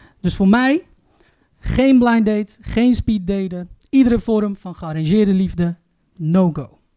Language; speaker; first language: Dutch; early bilingual, other home language; Turkish